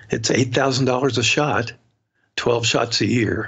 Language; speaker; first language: English; native; English